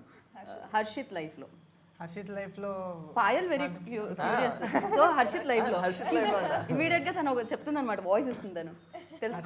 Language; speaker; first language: Telugu; native; Telugu